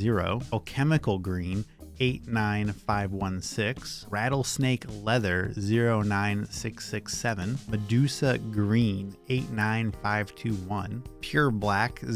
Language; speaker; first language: English; native; English